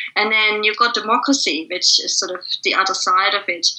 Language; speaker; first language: English; non-native, fluent; German